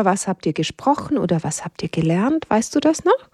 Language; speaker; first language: German; native; German